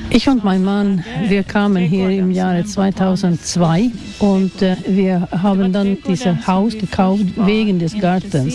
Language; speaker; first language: German; non-native, fluent; Swedish